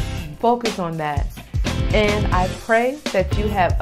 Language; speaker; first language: English; native; English